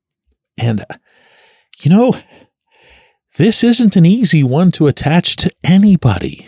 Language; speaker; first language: English; native; English